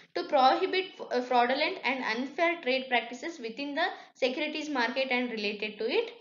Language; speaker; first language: English; non-native, local second language; Kannada